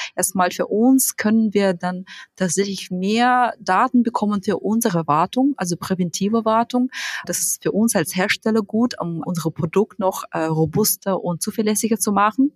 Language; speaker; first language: German; non-native, fluent; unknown